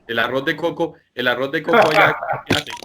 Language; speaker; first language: Spanish; native; Spanish